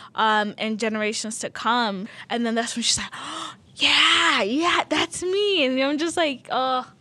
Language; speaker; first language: English; early bilingual, other home language; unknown